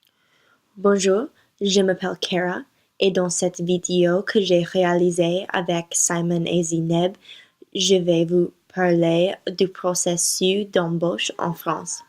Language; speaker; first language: French; non-native, learner; English